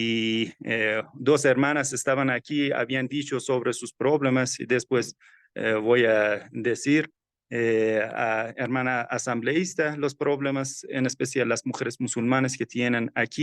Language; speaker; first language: Spanish; non-native, fluent; Persian